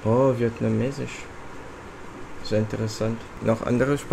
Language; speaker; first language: German; non-native, fluent; English